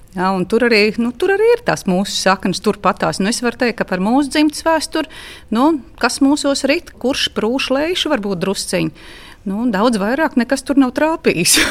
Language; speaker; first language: Latvian; native; Latvian